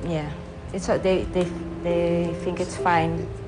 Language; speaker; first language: English; early bilingual, other home language; Dutch